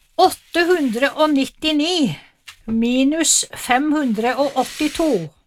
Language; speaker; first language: Norwegian; native; Norwegian